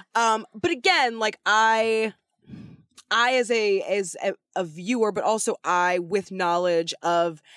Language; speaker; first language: English; native; English